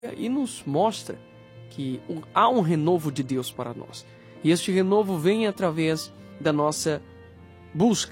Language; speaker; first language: Portuguese; native; Portuguese